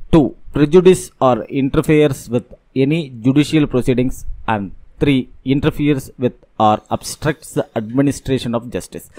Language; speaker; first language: English; non-native, local second language; Tamil